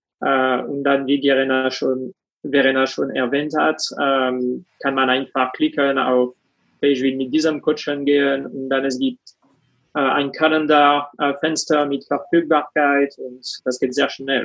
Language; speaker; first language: German; non-native, fluent; French